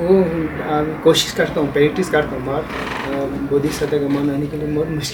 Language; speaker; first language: Hindi; non-native, local second language; Ladakhi